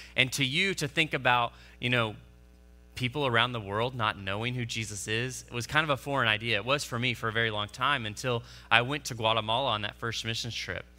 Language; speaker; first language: English; native; English